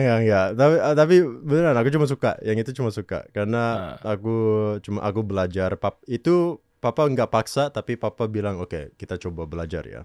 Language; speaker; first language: Indonesian; non-native, local second language; English